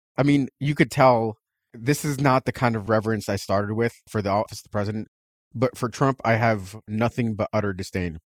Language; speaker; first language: English; early bilingual, other home language; Russian